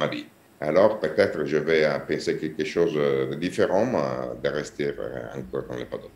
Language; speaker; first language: French; non-native, learner; Italian